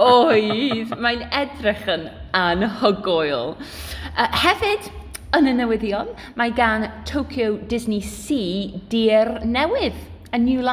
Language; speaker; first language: Welsh; non-native, learner; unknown